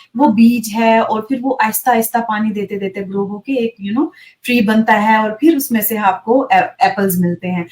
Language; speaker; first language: Urdu; native; Urdu